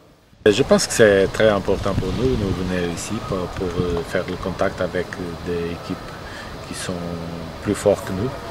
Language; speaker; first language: French; non-native, fluent; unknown